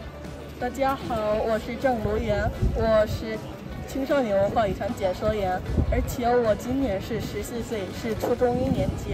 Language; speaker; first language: Chinese; non-native, learner; Korean